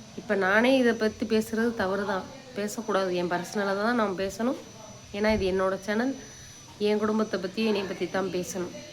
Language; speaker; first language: Tamil; native; Tamil